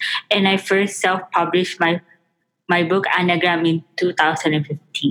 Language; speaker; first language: English; non-native, local second language; Filipino